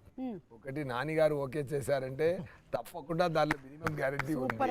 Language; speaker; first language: Telugu; non-native, fluent; Tamil